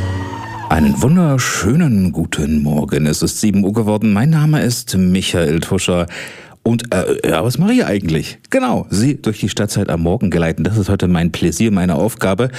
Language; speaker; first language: German; native; German